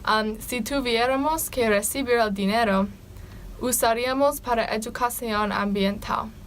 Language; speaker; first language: Spanish; non-native, learner; English